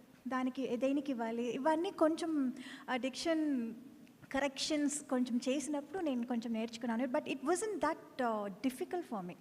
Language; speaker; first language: Telugu; non-native, fluent; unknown